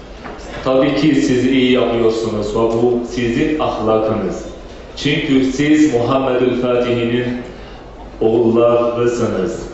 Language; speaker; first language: Turkish; non-native, fluent; Arabic